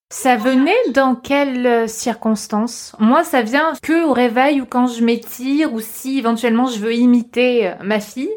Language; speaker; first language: French; native; French